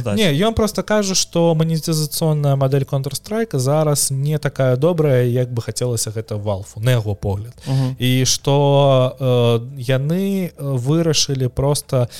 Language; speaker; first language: Belarusian; non-native, local second language; Russian